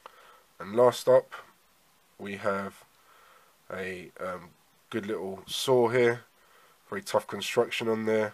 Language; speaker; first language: English; native; English